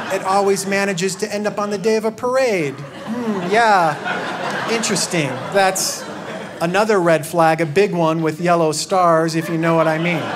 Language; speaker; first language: English; native; English